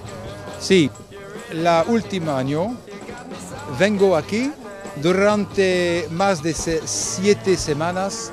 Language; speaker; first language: Spanish; non-native, fluent; French